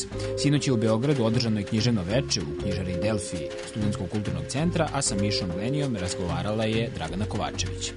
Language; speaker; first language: Serbian; native; Serbian